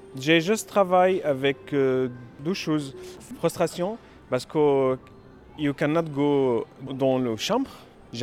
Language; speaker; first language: French; non-native, learner; Arabic